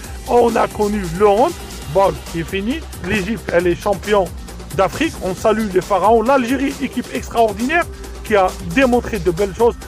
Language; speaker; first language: French; non-native, local second language; Arabic